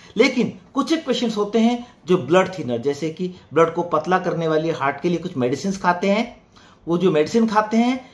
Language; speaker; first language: Hindi; native; Hindi